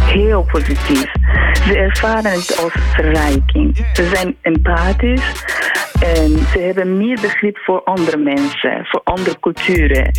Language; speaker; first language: Dutch; non-native, fluent; Persian